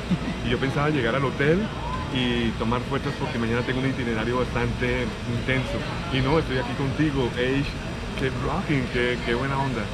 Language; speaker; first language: Spanish; native; Spanish